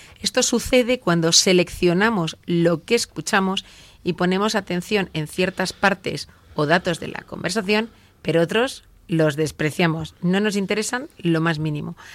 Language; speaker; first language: Spanish; native; Spanish